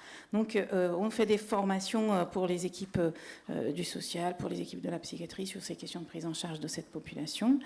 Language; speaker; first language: French; native; French